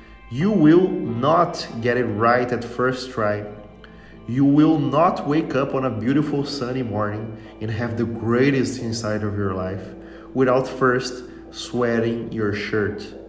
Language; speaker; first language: English; non-native, fluent; Portuguese